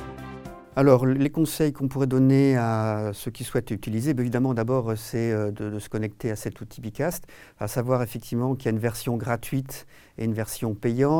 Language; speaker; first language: French; native; French